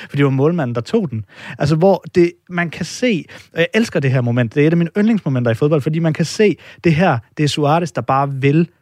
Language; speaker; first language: Danish; native; Danish